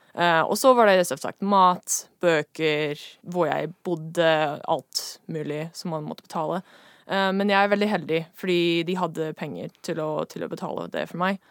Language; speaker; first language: Norwegian; non-native, fluent; English